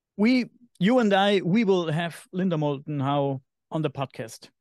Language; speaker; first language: English; non-native, fluent; German